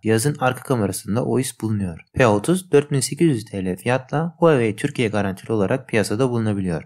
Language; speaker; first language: Turkish; native; Turkish